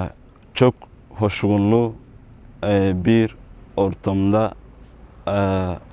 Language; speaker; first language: Turkish; non-native, learner; Kinyarwanda